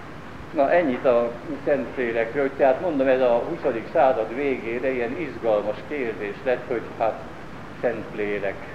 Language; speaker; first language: Hungarian; native; Hungarian